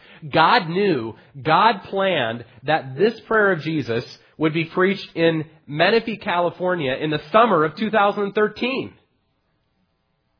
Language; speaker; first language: English; native; English